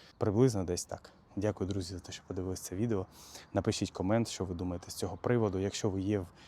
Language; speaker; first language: Ukrainian; native; Ukrainian